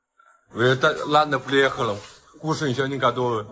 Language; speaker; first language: Russian; non-native, learner; Chinese